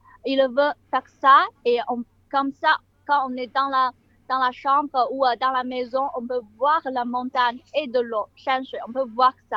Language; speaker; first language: French; non-native, learner; Chinese